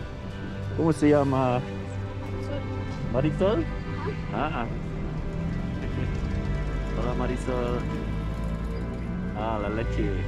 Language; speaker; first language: Spanish; non-native, learner; Dutch